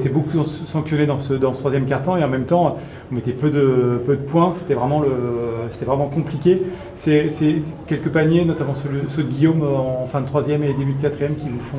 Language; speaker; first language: French; native; French